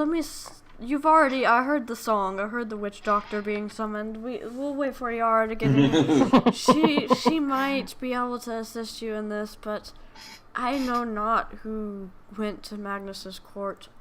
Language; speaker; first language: English; native; English